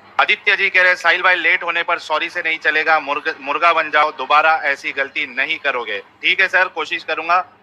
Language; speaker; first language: Hindi; native; Hindi